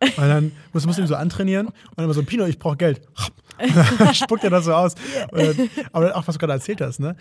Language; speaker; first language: German; native; German